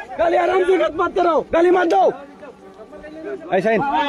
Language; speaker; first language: Hindi; non-native, learner; Bangla